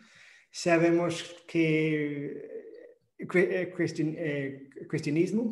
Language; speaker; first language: Portuguese; non-native, fluent; English